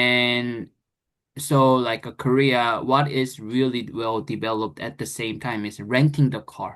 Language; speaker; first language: English; non-native, fluent; Korean